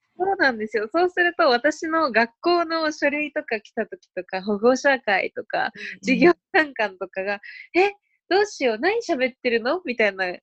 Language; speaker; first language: Japanese; early bilingual, other home language; Spanish